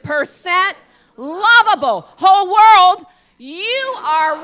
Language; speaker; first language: English; native; English